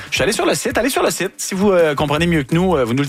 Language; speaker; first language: French; native; French